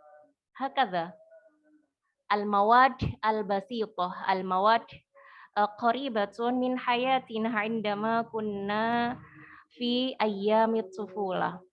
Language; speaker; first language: Arabic; non-native, fluent; Indonesian